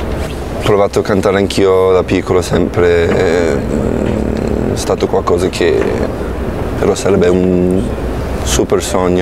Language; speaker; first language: Italian; non-native, fluent; English